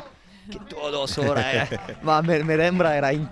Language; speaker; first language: Portuguese; non-native, learner; Italian